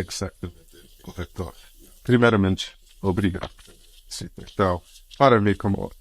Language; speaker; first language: Portuguese; non-native, fluent; English